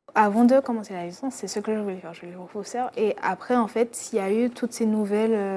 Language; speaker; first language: French; native; French